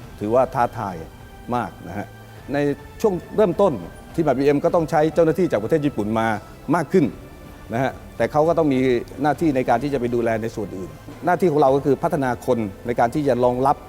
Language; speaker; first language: Thai; native; Thai